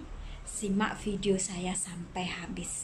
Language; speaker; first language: Indonesian; non-native, local second language; Javanese